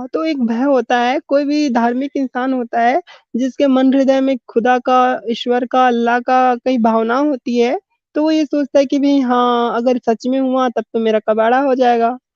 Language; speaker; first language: Hindi; native; Hindi